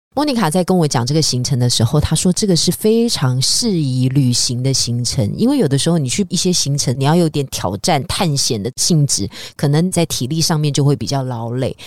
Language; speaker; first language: Chinese; native; Chinese